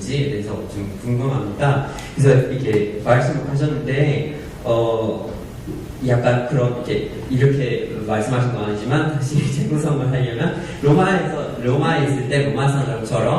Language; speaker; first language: Korean; non-native, fluent; English